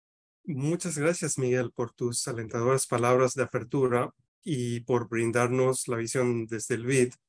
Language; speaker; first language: Spanish; native; Spanish